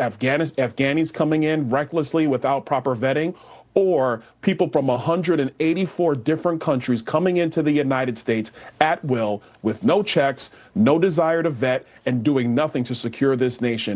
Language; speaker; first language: English; native; English